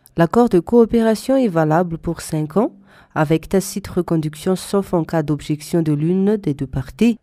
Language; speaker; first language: French; non-native, local second language; Malagasy